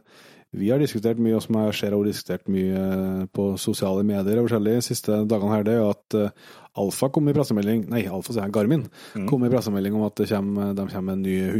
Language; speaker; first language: Norwegian; native; Norwegian